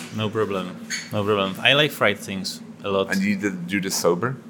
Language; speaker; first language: English; non-native, fluent; Czech